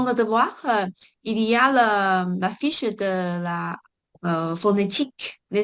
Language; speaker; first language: French; non-native, fluent; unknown